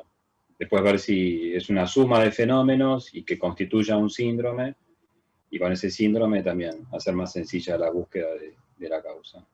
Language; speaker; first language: Spanish; native; Spanish